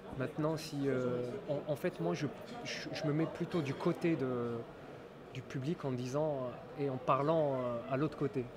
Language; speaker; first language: French; non-native, local second language; Arabic